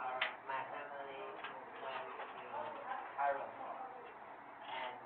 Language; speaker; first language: English; non-native, learner; Chinese